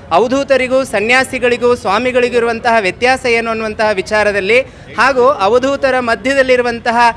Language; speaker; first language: Kannada; native; Kannada